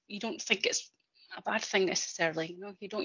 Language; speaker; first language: English; native; English